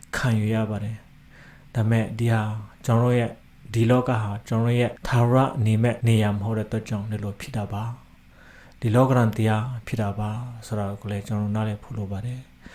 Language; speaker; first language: Burmese; non-native, local second language; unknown